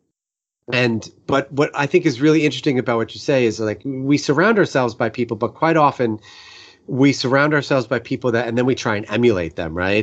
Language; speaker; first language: English; native; English